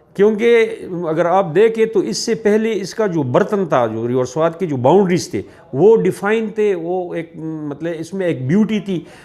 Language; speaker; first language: Urdu; non-native, local second language; Pashto